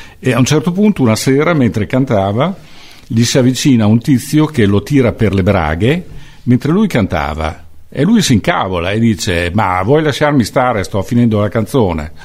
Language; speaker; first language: Italian; native; Italian